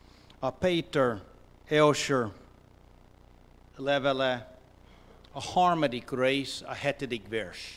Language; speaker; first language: Hungarian; non-native, fluent; English